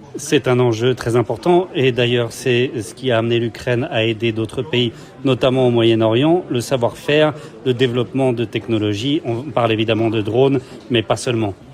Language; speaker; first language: French; native; French